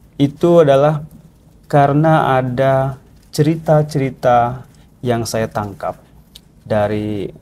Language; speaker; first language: Indonesian; non-native, local second language; Minangkabau